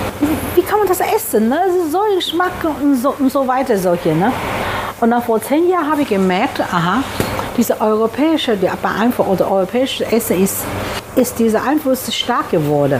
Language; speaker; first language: German; non-native, fluent; Chinese